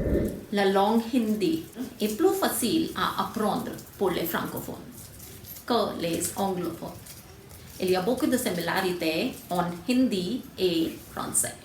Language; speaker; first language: French; non-native, fluent; Hindi